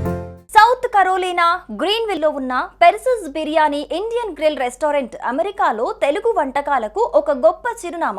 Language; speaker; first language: Telugu; native; Telugu